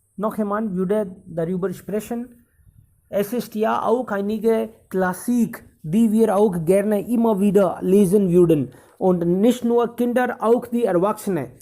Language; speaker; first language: German; non-native, fluent; Hindi